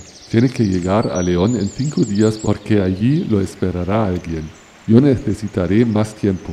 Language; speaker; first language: Spanish; non-native, fluent; German